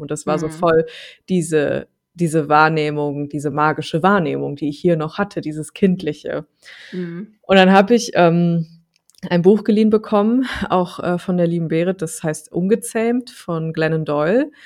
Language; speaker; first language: German; native; German